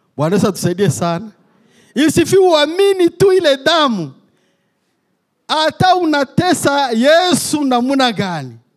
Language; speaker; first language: Swahili; native; Swahili